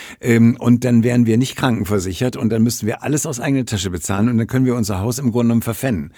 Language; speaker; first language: German; native; German